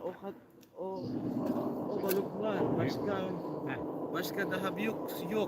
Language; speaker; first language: Turkish; non-native, learner; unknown